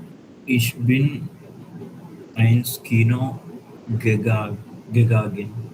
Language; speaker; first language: German; non-native, learner; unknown